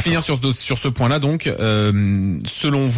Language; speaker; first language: French; native; French